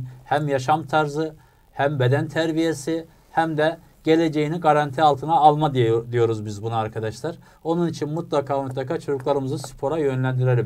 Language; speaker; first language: Turkish; native; Turkish